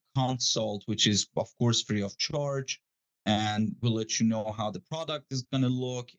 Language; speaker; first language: English; non-native, fluent; Persian